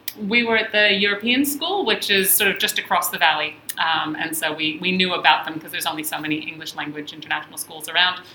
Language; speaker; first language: English; early bilingual, heritage; English